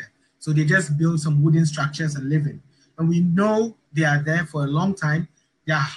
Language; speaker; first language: English; non-native, local second language; Ga